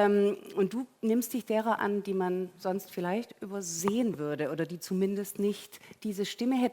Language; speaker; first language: German; native; German